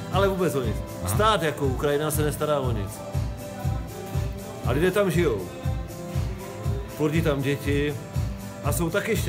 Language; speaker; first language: Czech; non-native, local second language; Polish